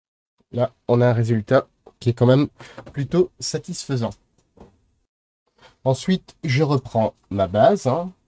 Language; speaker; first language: French; native; French